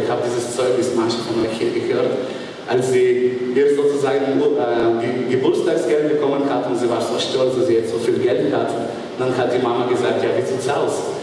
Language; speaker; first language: German; non-native, fluent; Bulgarian